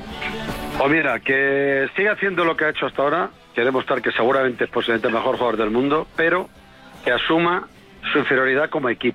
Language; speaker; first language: Spanish; native; Spanish